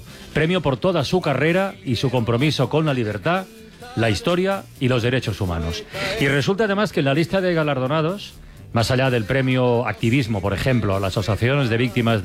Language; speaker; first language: Spanish; native; Spanish